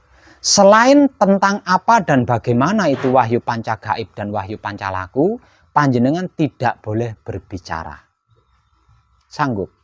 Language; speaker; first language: Indonesian; non-native, local second language; Javanese